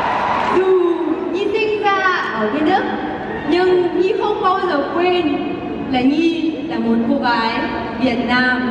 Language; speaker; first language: Vietnamese; early bilingual, heritage; Vietnamese